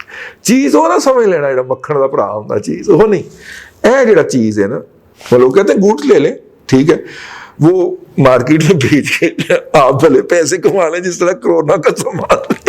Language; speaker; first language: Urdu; non-native, local second language; Punjabi